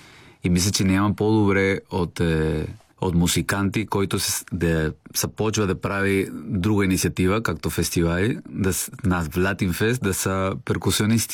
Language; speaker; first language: Bulgarian; non-native, learner; Spanish